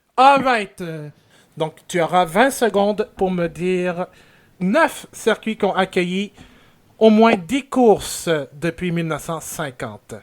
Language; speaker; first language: French; native; French